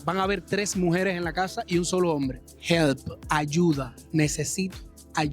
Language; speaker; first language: Spanish; native; Spanish